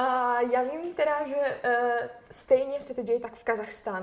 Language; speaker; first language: Czech; non-native, fluent; Russian